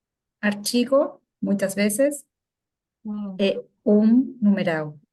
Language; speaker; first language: Portuguese; non-native, learner; Spanish